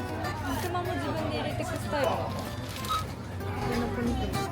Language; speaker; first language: Japanese; native; Japanese